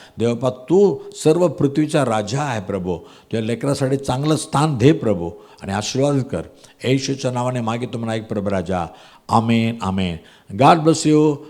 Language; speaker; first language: Marathi; non-native, local second language; Tamil